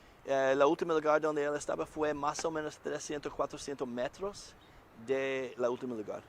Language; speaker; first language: Spanish; non-native, learner; English